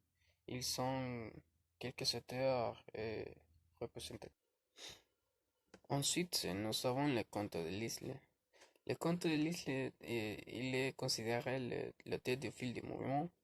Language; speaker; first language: French; non-native, learner; Spanish